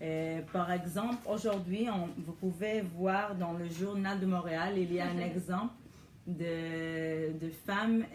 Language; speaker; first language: French; non-native, learner; Hebrew